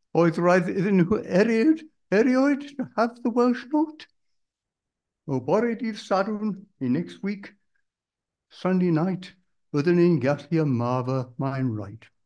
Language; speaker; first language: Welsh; non-native, local second language; English